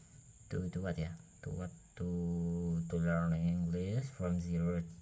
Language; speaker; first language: English; non-native, learner; Indonesian